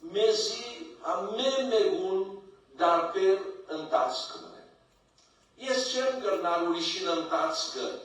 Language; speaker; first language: Armenian; early bilingual, heritage; Armenian